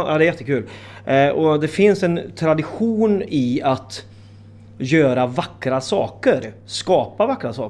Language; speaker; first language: Swedish; native; Swedish